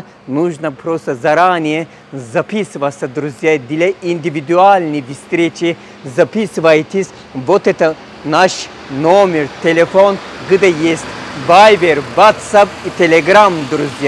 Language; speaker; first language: Russian; non-native, learner; Turkish